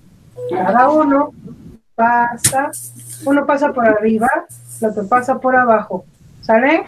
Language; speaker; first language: Spanish; native; Spanish